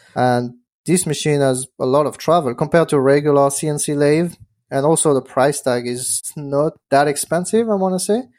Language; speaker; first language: English; non-native, fluent; French